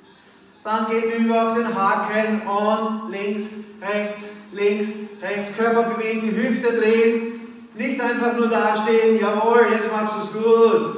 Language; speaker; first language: German; native; German